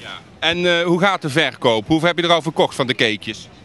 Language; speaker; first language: Dutch; native; Dutch